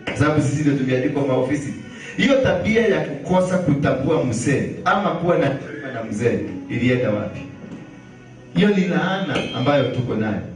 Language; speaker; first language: Swahili; non-native, local second language; Kikuyu